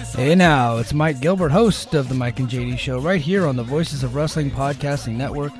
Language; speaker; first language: English; native; English